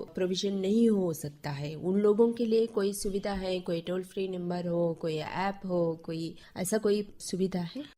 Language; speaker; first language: Hindi; non-native, local second language; Telugu